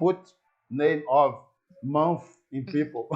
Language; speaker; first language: English; non-native, learner; Portuguese